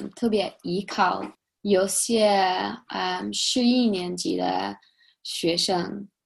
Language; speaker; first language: Chinese; non-native, fluent; English